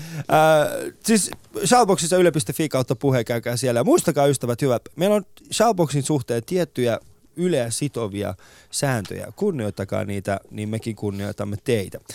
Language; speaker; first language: Finnish; early bilingual, other home language; Persian